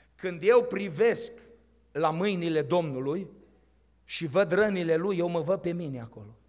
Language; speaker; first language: Romanian; native; Romanian